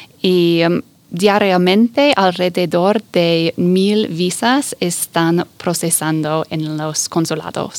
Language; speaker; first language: Spanish; non-native, fluent; English